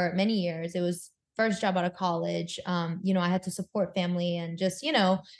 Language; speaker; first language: English; early bilingual, other home language; Korean